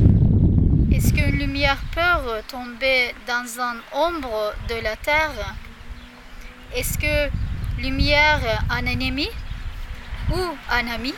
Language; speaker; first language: French; non-native, learner; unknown